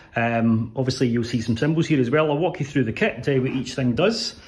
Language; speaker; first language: English; native; English